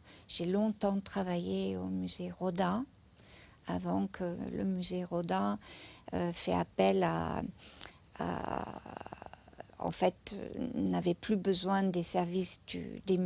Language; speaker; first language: French; non-native, fluent; German